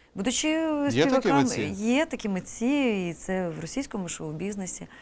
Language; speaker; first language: Ukrainian; native; Ukrainian